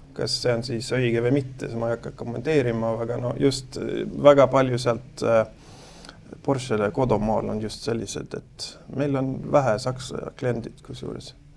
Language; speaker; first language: Estonian; non-native, fluent; Swedish